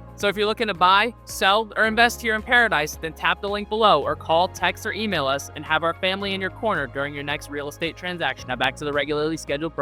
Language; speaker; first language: English; native; English